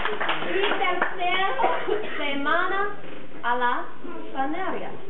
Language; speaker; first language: Spanish; non-native, learner; English